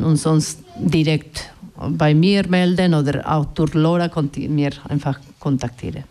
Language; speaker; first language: German; non-native, learner; Basque